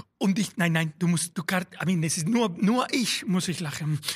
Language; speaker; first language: German; non-native, fluent; Spanish